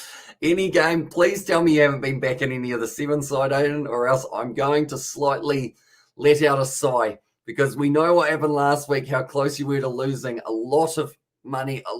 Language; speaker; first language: English; native; English